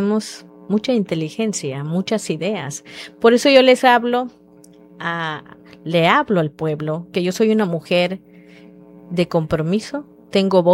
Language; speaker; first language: Spanish; non-native, local second language; Yucateco